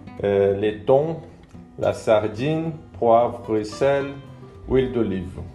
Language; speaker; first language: French; non-native, learner; Portuguese